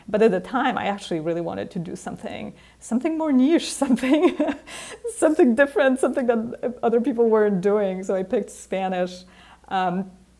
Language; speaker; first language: English; non-native, fluent; Polish